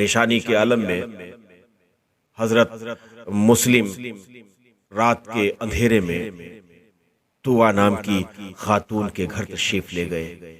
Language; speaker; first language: Urdu; native; Urdu